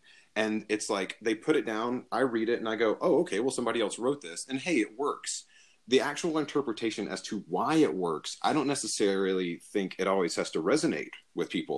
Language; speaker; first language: English; native; English